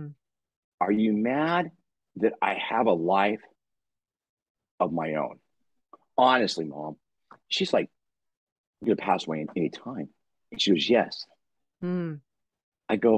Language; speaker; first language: English; native; English